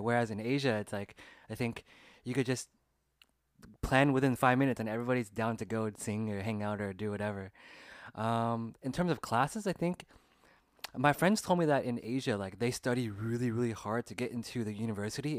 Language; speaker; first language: English; early bilingual, other home language; Vietnamese